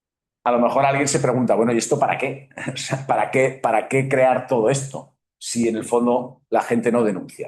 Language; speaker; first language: Spanish; native; Spanish